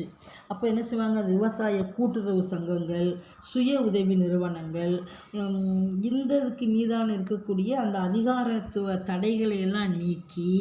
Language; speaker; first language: Tamil; native; Tamil